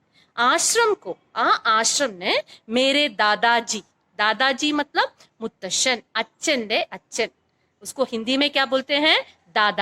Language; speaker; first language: Hindi; non-native, fluent; Malayalam